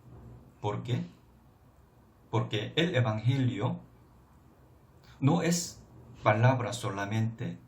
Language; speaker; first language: Spanish; non-native, fluent; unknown